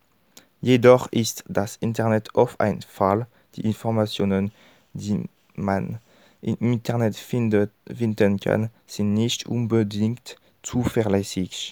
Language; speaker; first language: German; non-native, learner; French